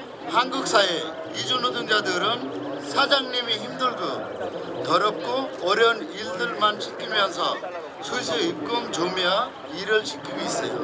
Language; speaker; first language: Korean; non-native, fluent; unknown